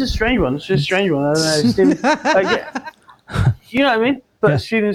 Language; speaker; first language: English; native; English